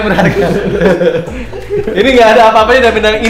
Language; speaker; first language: Indonesian; native; Indonesian